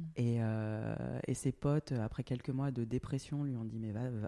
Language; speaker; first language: French; native; French